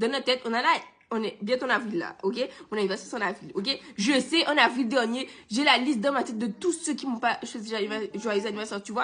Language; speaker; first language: French; native; French